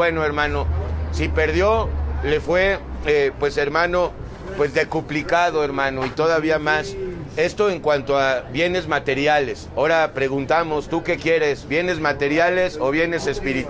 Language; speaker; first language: Spanish; native; Spanish